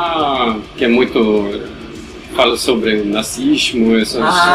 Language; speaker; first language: Portuguese; non-native, learner; Norwegian